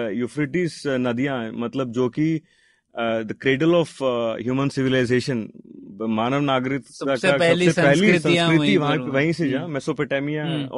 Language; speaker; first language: Hindi; non-native, local second language; Telugu